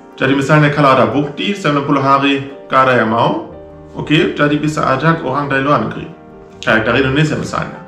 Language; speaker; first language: Indonesian; non-native, learner; German